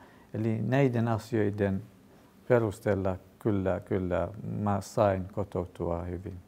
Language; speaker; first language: Finnish; non-native, fluent; Kurdish